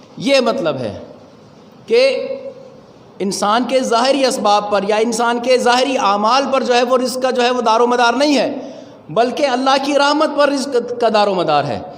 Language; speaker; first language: Urdu; non-native, local second language; Sindhi